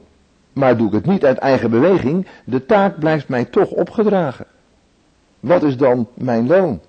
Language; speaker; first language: Dutch; native; Dutch